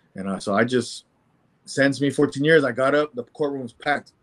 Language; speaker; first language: English; native; English